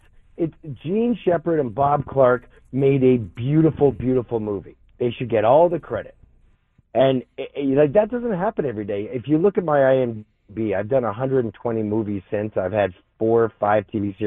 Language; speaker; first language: English; native; English